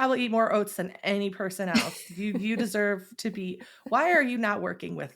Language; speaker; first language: English; native; English